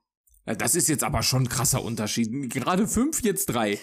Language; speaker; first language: German; native; German